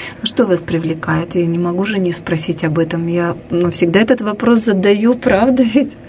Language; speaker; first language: Russian; native; Russian